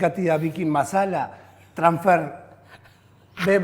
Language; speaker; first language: Indonesian; non-native, fluent; Spanish